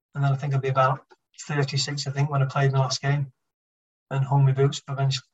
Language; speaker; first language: English; native; English